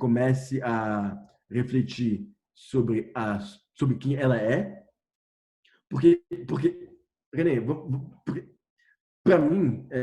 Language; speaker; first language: Portuguese; non-native, fluent; French